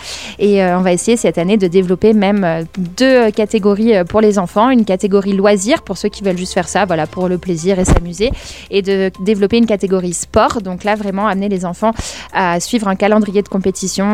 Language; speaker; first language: French; native; French